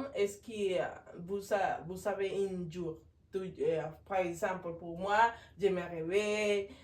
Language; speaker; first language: French; non-native, learner; Spanish